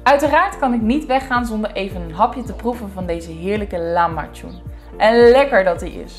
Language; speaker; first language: Dutch; native; Dutch